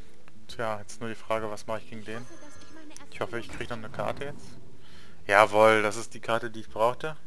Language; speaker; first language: German; native; German